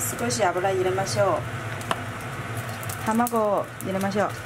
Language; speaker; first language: Japanese; non-native, learner; Chinese